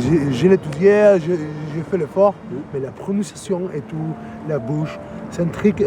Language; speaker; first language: French; non-native, learner; Spanish